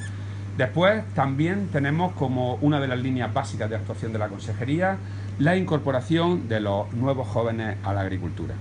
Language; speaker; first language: Spanish; native; Spanish